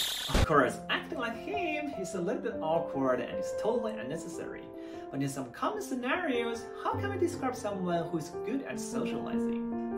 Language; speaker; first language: English; non-native, fluent; Chinese